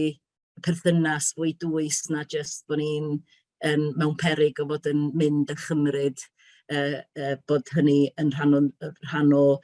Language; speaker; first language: Welsh; native; Welsh